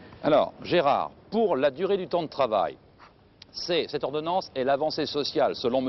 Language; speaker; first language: French; native; French